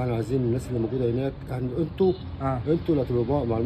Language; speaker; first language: Arabic; native; Arabic